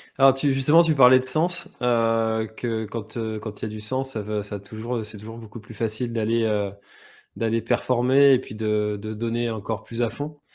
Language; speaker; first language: French; native; French